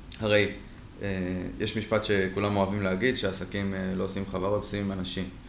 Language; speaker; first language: Hebrew; native; Hebrew